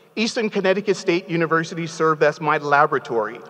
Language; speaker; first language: English; native; English